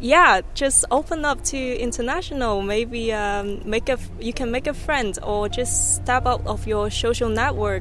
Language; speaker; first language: English; non-native, local second language; Cantonese